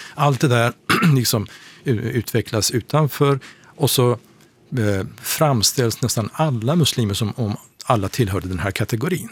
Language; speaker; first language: Swedish; non-native, fluent; Persian